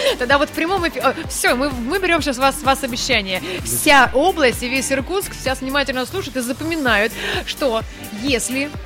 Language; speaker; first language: Russian; native; Russian